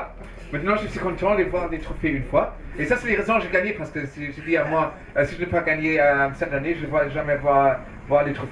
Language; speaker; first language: French; non-native, learner; German